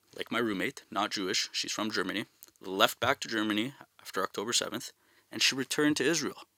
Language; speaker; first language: English; native; English